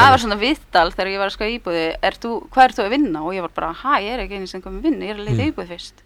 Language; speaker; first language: Icelandic; early bilingual, heritage; Polish